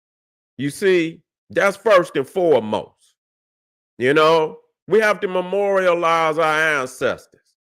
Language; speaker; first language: English; native; English